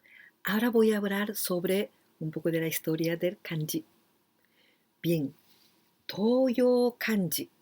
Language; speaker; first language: Spanish; non-native, fluent; Japanese